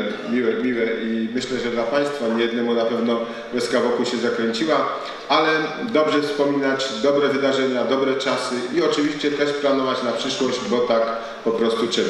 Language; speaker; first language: Polish; native; Polish